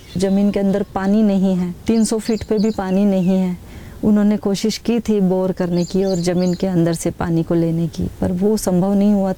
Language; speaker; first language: Hindi; non-native, local second language; Marathi